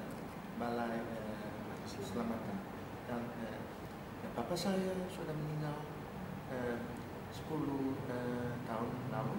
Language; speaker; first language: Indonesian; early bilingual, heritage; Dutch